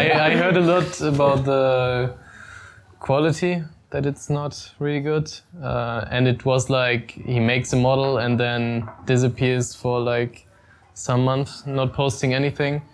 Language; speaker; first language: English; non-native, fluent; German